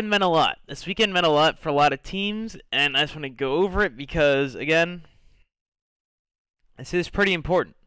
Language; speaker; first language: English; native; English